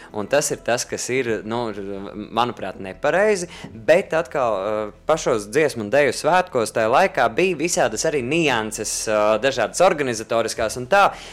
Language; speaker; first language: Latvian; native; Latvian